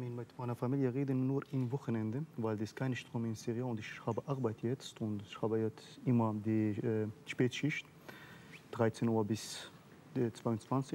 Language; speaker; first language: German; non-native, learner; Arabic